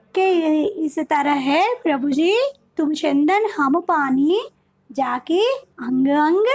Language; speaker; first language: Hindi; non-native, local second language; Telugu